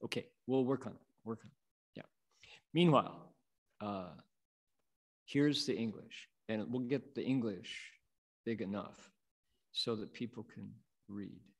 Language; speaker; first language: English; native; English